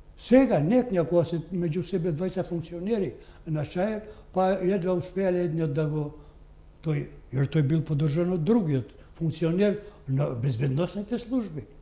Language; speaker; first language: Macedonian; non-native, local second language; Albanian